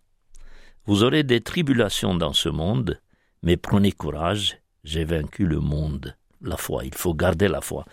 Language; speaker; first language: French; non-native, fluent; Romanian